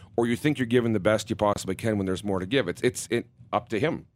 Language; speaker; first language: English; native; English